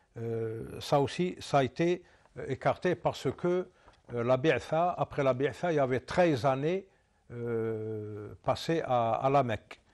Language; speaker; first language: French; non-native, local second language; Arabic